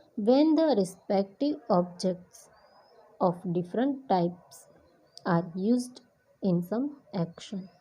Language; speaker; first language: English; non-native, local second language; Gujarati